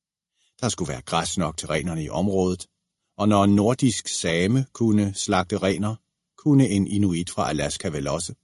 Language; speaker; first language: Danish; native; Danish